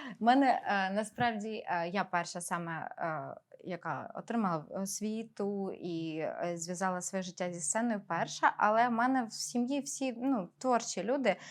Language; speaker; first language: Ukrainian; non-native, local second language; Russian